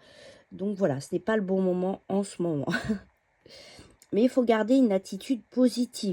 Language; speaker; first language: French; native; French